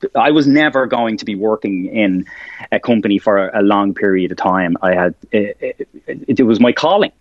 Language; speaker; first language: English; native; English